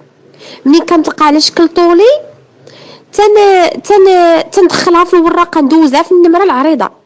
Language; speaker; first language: Arabic; native; Arabic